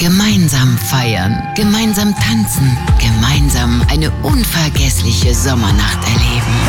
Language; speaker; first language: German; native; German